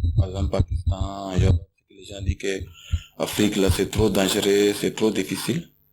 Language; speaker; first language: French; non-native, learner; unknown